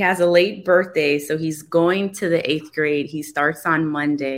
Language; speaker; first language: English; native; English